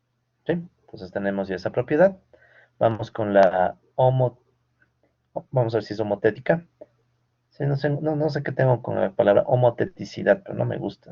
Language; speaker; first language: Spanish; native; Spanish